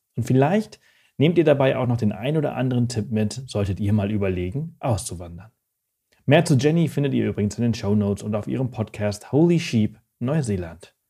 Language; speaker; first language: German; early bilingual, heritage; German